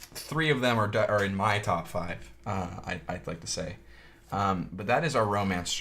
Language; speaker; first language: English; native; English